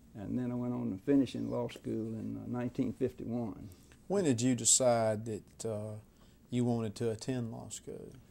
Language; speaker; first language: English; native; English